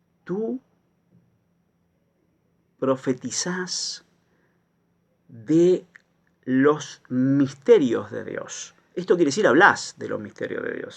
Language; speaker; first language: Spanish; native; Spanish